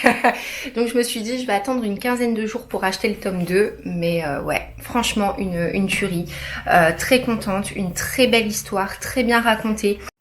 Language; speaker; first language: French; native; French